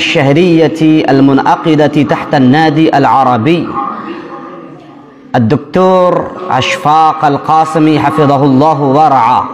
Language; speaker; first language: Arabic; non-native, fluent; Urdu